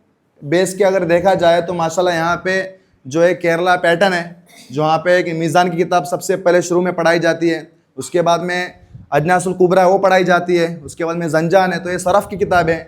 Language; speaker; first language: Hindi; native; Hindi